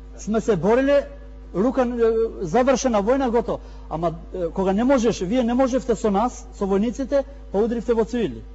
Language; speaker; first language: Macedonian; non-native, local second language; Albanian